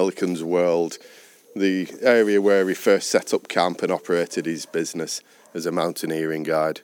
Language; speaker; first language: English; native; English